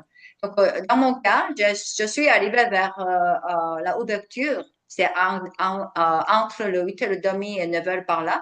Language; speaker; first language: French; non-native, fluent; Korean